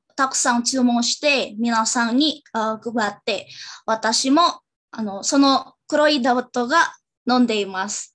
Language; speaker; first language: Japanese; non-native, learner; Indonesian